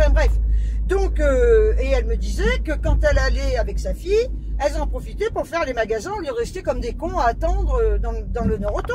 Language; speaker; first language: French; native; French